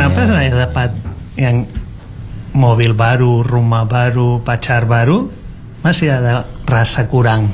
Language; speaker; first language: Indonesian; non-native, learner; Spanish